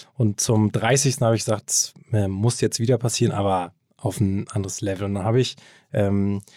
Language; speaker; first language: German; native; German